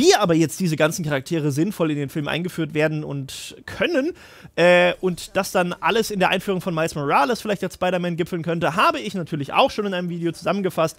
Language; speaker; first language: German; native; German